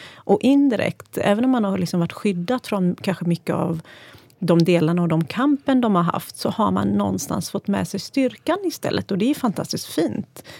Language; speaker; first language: Swedish; early bilingual, other home language; Persian